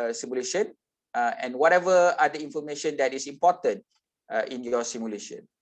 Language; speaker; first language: English; non-native, local second language; Malay